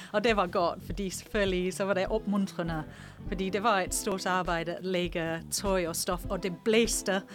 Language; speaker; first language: Danish; non-native, fluent; English